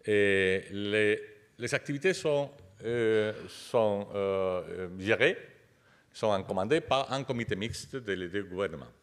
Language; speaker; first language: French; non-native, fluent; Spanish